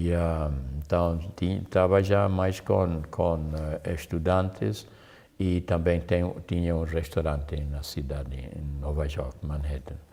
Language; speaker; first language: Portuguese; non-native, fluent; German